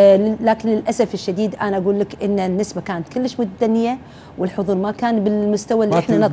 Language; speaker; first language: Arabic; native; Arabic